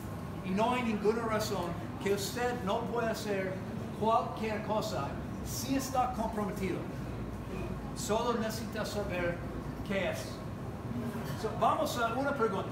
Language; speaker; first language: Spanish; non-native, learner; English